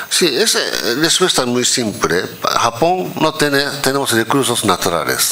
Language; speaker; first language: Spanish; non-native, fluent; Japanese